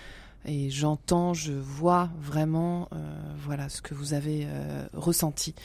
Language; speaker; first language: French; native; French